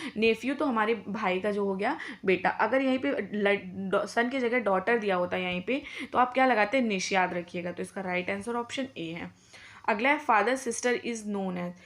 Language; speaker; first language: Hindi; native; Hindi